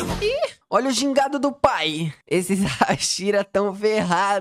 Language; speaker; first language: Portuguese; native; Portuguese